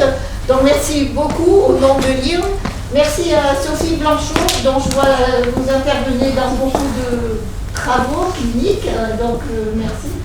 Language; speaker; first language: French; native; French